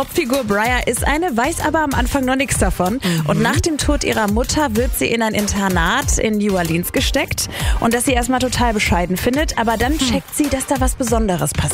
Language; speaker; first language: German; native; German